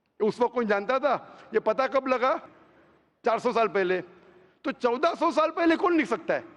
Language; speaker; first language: Hindi; non-native, local second language; Konkani